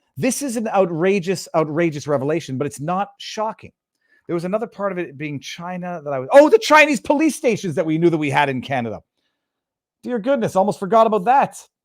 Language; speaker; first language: English; native; English